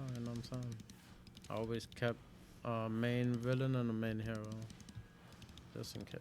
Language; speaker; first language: English; native; English